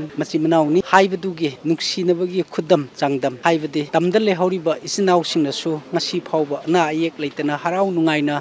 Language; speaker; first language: Manipuri; non-native, local second language; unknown